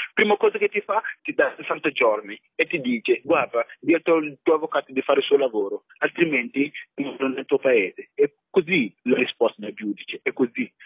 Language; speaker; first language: Italian; non-native, fluent; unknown